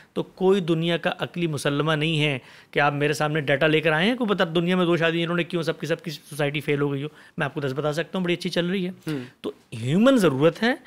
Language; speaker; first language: Urdu; native; Urdu